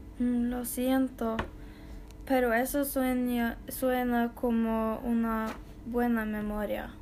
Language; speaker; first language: Spanish; non-native, learner; Norwegian